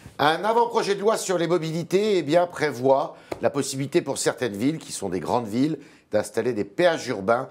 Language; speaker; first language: French; native; French